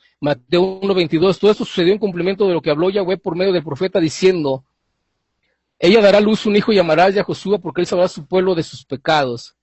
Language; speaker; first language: Spanish; native; Spanish